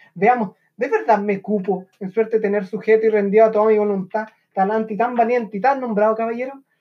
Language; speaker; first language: Spanish; native; Spanish